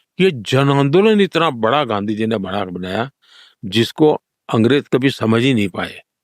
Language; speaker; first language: Hindi; non-native, local second language; Gujarati